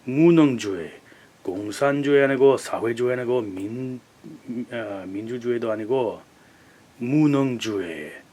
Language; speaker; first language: Korean; non-native, fluent; English